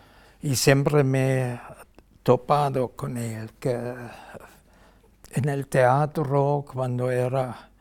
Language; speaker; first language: Spanish; non-native, fluent; German